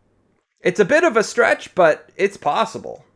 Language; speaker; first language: English; native; English